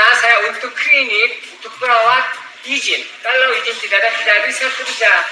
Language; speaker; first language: Indonesian; non-native, learner; Korean